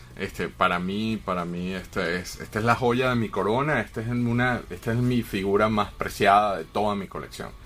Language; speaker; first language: Spanish; native; Spanish